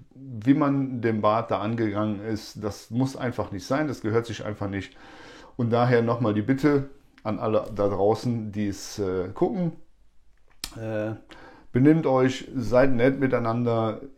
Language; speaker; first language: German; native; German